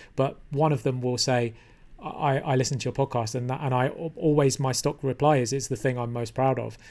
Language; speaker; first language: English; native; English